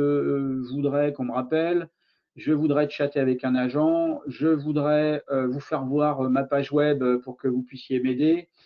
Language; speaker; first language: French; native; French